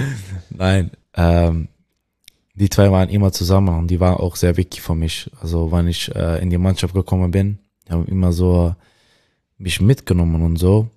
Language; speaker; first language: German; non-native, learner; Dutch